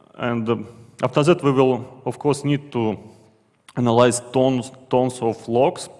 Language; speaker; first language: English; non-native, fluent; Russian